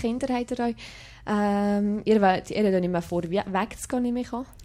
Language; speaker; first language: German; native; German